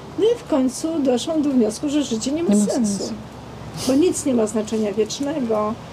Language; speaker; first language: Polish; non-native, fluent; Armenian